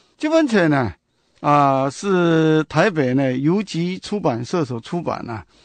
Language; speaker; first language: Chinese; non-native, local second language; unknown